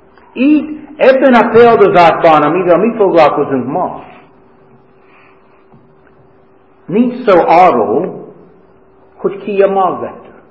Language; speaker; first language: Hungarian; non-native, fluent; English